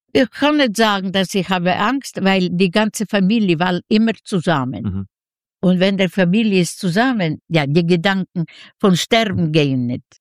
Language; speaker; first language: German; non-native, learner; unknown